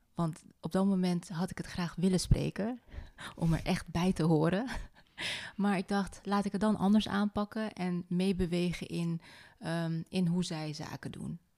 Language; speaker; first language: Dutch; native; Dutch